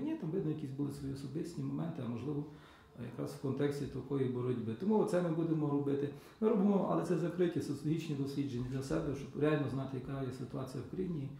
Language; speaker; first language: Ukrainian; native; Ukrainian